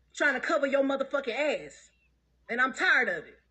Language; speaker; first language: English; native; English